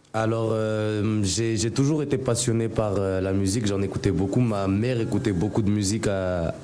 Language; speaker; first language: French; native; French